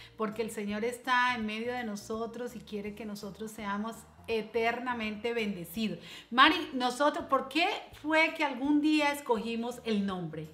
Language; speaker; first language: Spanish; native; Spanish